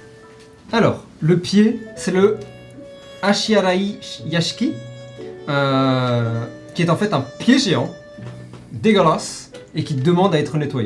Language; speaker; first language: French; native; French